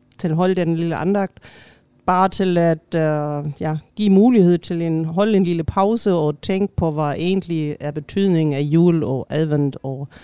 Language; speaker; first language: Danish; non-native, fluent; German